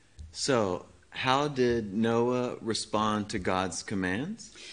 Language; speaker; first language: English; native; English